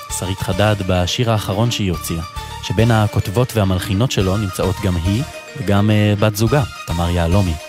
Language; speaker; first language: Hebrew; native; Hebrew